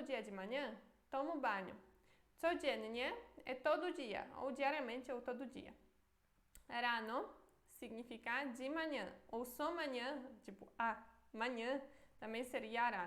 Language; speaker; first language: Portuguese; non-native, fluent; Polish